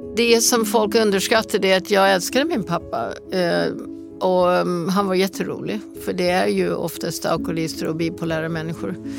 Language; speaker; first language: Swedish; non-native, fluent; English